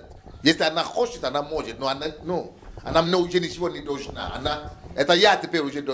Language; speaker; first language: Russian; non-native, learner; Yoruba